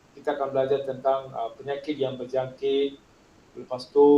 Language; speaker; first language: Malay; non-native, local second language; Tamil